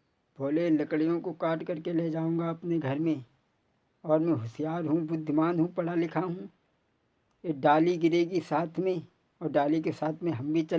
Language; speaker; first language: Hindi; native; Hindi